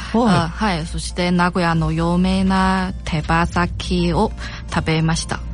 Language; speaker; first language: Japanese; non-native, learner; Chinese